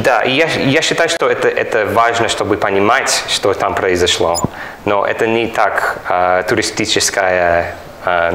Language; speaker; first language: Russian; non-native, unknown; English